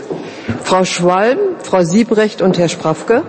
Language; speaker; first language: German; native; German